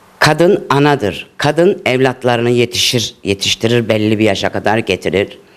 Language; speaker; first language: Turkish; early bilingual, heritage; Turkish